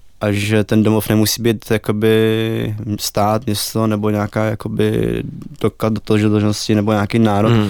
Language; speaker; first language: Czech; early bilingual, other home language; Vietnamese